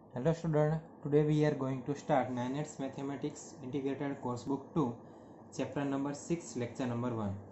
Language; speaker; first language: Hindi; non-native, local second language; Gujarati